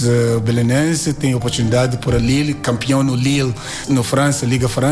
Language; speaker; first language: Portuguese; non-native, learner; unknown